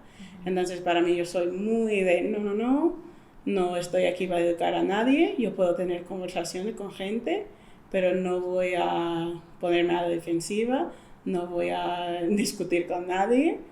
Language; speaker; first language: Spanish; non-native, fluent; English